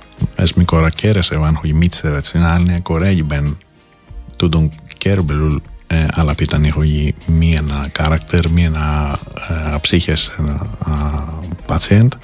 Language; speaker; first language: Hungarian; non-native, learner; Greek